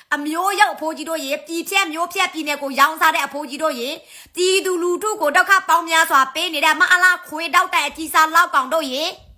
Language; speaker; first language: Burmese; non-native, local second language; S'gaw Karen